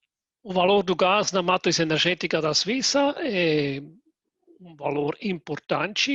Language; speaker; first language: Portuguese; non-native, fluent; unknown